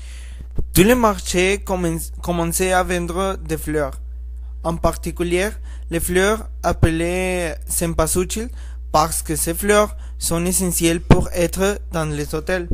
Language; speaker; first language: French; non-native, learner; Spanish